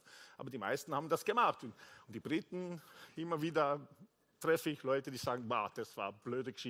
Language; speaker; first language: German; non-native, fluent; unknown